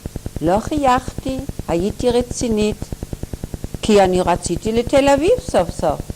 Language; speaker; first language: Hebrew; non-native, fluent; German